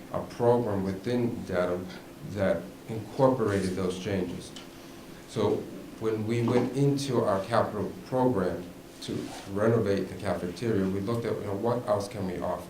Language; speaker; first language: English; native; English